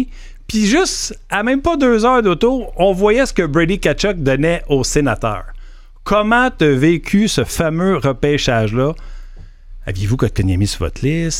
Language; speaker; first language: French; native; French